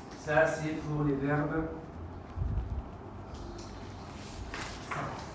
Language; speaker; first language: French; non-native, fluent; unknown